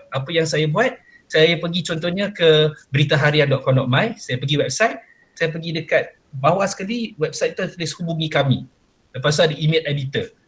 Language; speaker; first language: Malay; native; Malay